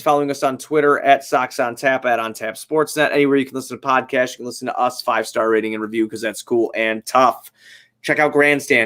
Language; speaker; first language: English; native; English